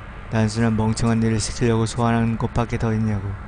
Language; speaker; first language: Korean; native; Korean